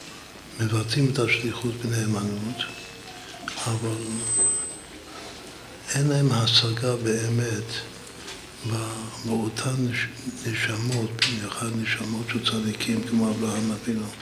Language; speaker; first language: Hebrew; non-native, fluent; English